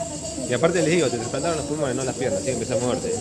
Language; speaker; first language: Spanish; native; Spanish